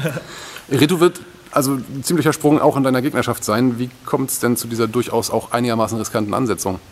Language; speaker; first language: German; native; German